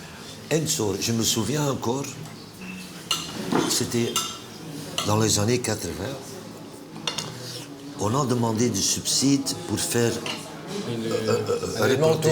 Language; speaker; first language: French; non-native, local second language; Dutch